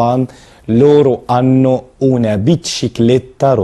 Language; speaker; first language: Italian; non-native, fluent; Arabic